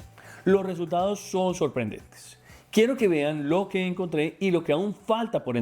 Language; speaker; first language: Spanish; native; Spanish